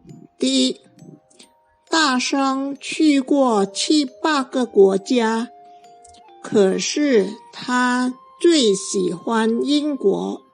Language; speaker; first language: Chinese; non-native, fluent; Indonesian